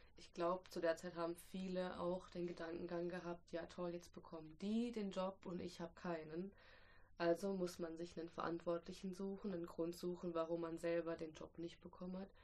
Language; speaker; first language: German; early bilingual, other home language; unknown